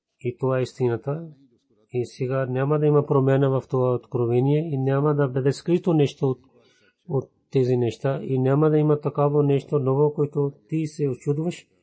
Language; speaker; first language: Bulgarian; non-native, fluent; Urdu